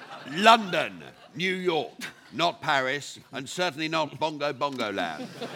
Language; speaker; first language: English; native; English